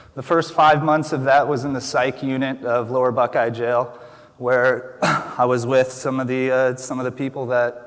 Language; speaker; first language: English; native; English